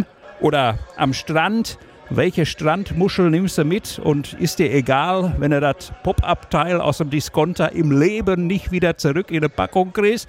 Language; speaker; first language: German; native; German